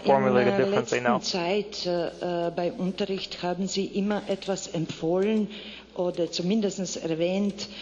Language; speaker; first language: German; non-native, fluent; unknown